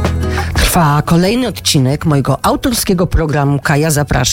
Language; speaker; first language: Polish; native; Polish